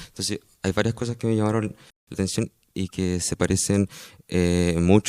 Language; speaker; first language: Spanish; native; Spanish